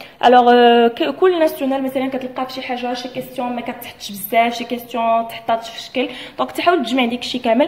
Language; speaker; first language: Arabic; native; Arabic